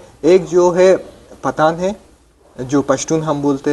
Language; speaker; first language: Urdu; non-native, fluent; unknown